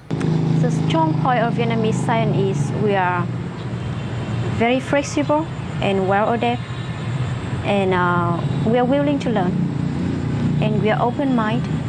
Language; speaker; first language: English; non-native, fluent; Vietnamese